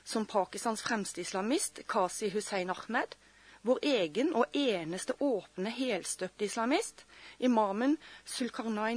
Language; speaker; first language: Norwegian; native; Norwegian